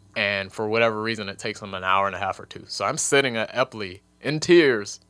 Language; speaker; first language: English; native; English